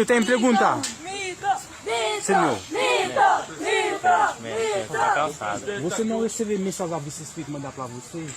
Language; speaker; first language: Portuguese; non-native, learner; Haitian Creole